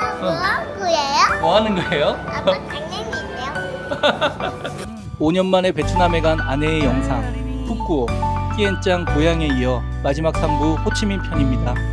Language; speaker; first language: Korean; native; Korean